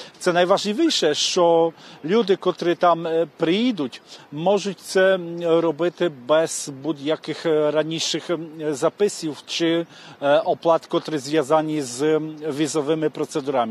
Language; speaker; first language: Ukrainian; non-native, fluent; Polish